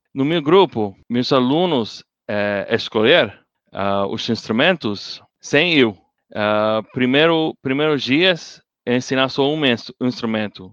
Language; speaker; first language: Portuguese; non-native, learner; English